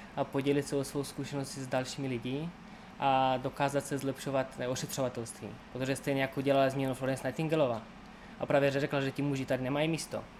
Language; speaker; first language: Czech; non-native, fluent; Romanian